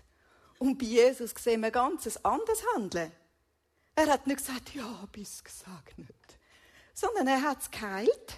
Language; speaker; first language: German; native; German